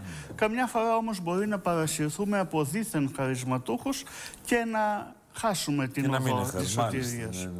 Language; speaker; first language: Greek; native; Greek